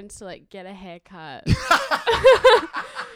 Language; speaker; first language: English; native; English